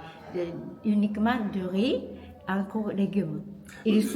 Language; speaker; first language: French; non-native, learner; Japanese